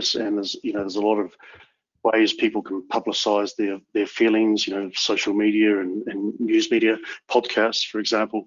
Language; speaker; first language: English; native; English